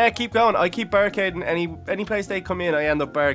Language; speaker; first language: English; native; English